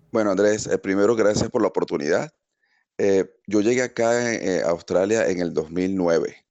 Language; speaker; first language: Spanish; native; Spanish